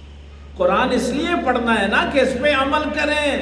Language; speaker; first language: Urdu; native; Urdu